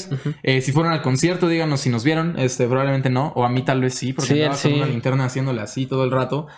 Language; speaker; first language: Spanish; native; Spanish